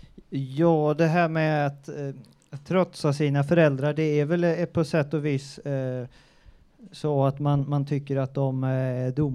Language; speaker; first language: Swedish; native; Swedish